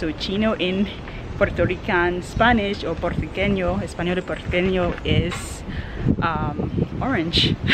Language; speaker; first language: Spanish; non-native, learner; English